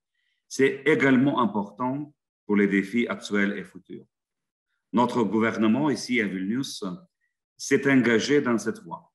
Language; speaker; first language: French; non-native, fluent; Lithuanian